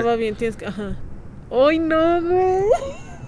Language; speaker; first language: Spanish; native; Spanish